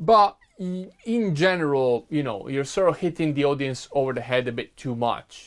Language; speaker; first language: English; non-native, fluent; Italian